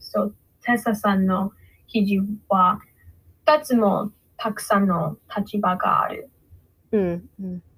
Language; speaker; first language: Japanese; non-native, learner; English